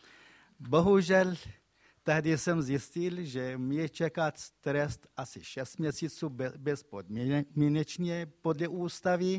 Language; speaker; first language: Czech; non-native, fluent; Kurdish